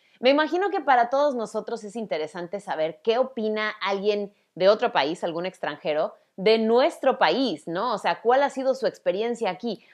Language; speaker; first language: Spanish; early bilingual, other home language; English